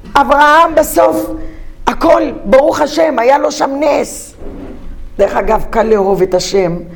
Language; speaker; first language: Hebrew; early bilingual, other home language; Arabic